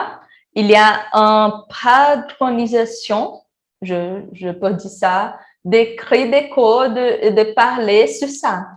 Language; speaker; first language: French; non-native, learner; Portuguese